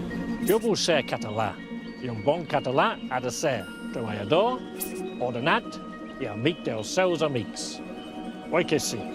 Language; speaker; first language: Catalan; non-native, learner; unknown